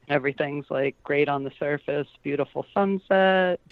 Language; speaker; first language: English; native; English